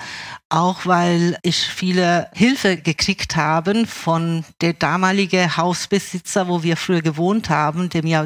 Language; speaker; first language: German; early bilingual, other home language; Italian